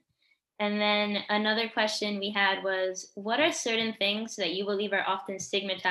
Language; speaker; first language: English; early bilingual, other home language; Spanish